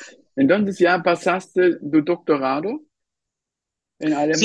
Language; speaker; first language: Spanish; non-native, fluent; German